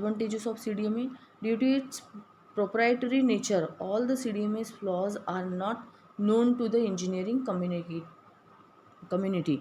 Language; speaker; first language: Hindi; non-native, local second language; Marathi